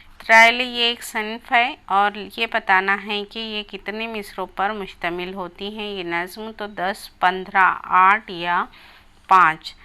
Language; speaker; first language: Urdu; native; Urdu